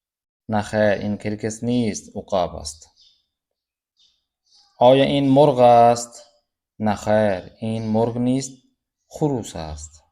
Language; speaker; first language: Persian; non-native, fluent; Urdu